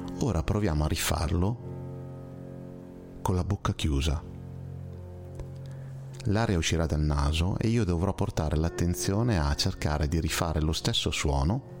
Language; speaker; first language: Italian; native; Italian